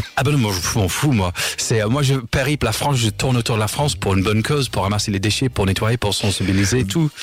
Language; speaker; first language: French; non-native, fluent; English